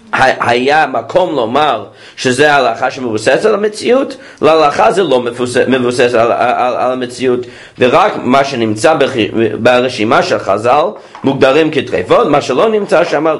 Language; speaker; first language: Hebrew; non-native, fluent; English